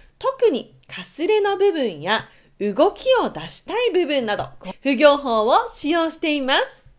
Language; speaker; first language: Japanese; native; Japanese